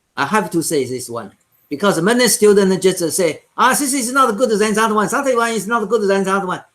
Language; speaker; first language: English; non-native, learner; Chinese